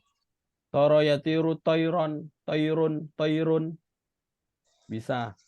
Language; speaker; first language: Arabic; non-native, fluent; Indonesian